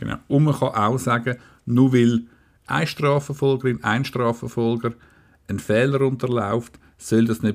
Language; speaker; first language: German; native; German